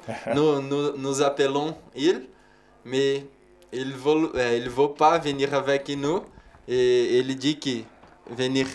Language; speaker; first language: French; non-native, learner; Portuguese